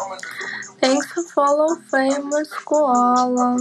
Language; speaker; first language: English; non-native, learner; Russian